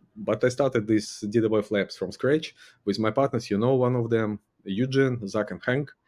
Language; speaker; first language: English; non-native, fluent; Uzbek